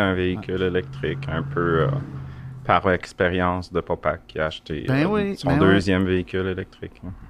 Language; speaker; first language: French; native; French